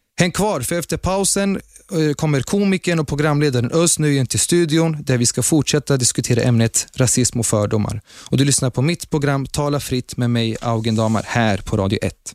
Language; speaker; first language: Swedish; early bilingual, other home language; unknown